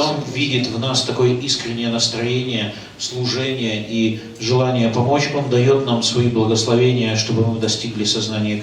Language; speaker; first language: Russian; native; Russian